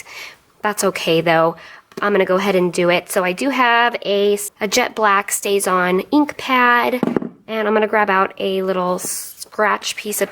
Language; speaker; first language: English; native; English